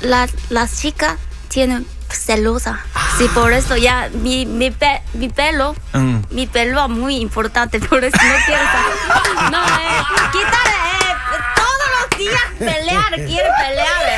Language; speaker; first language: Spanish; non-native, learner; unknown